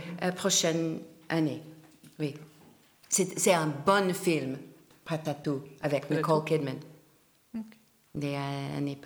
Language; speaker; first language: French; non-native, learner; English